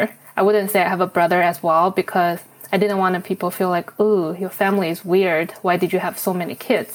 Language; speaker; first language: English; non-native, fluent; Chinese